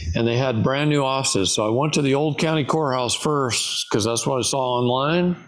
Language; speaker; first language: English; native; English